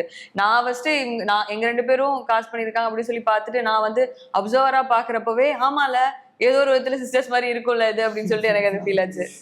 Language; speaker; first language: Tamil; native; Tamil